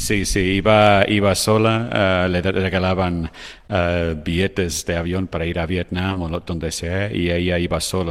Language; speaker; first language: Spanish; non-native, fluent; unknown